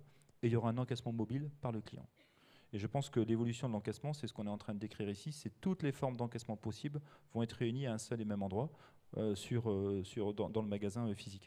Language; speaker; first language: French; native; French